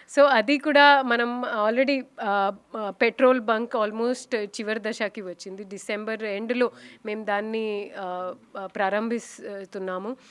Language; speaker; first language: Telugu; non-native, fluent; Hindi